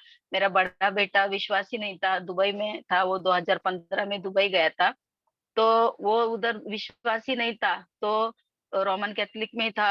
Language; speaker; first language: Hindi; non-native, local second language; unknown